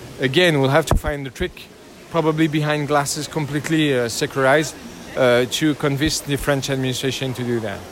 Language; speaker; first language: English; non-native, learner; French